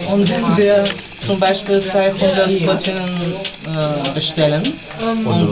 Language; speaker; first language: German; non-native, fluent; Bulgarian